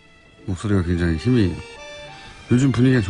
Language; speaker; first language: Korean; native; Korean